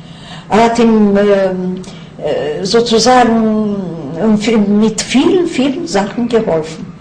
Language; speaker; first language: German; non-native, fluent; Yiddish